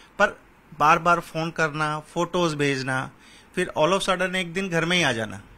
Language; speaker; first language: Hindi; native; Hindi